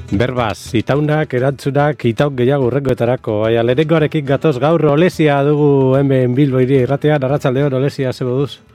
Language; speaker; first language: Basque; native; Basque